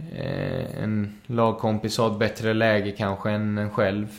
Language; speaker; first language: Swedish; early bilingual, other home language; Spanish